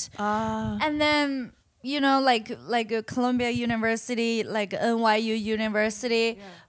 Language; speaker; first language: English; non-native, fluent; Chinese